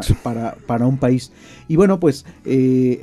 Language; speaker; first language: Spanish; native; Spanish